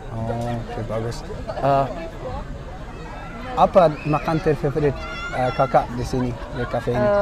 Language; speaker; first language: Indonesian; non-native, fluent; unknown